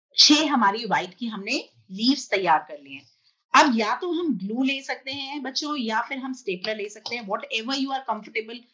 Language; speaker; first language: Hindi; native; Hindi